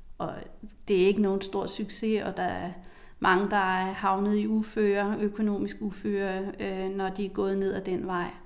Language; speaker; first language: Danish; native; Danish